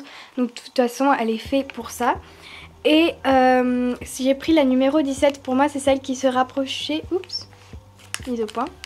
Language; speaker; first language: French; native; French